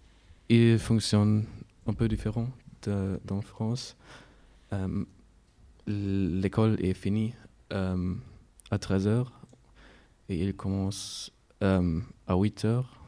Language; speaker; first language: French; non-native, learner; German